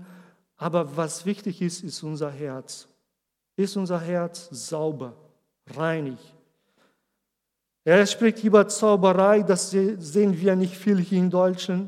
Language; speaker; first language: German; non-native, learner; Portuguese